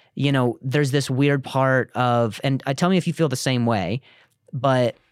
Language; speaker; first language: English; native; English